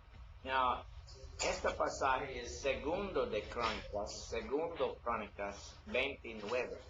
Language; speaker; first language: Spanish; non-native, learner; English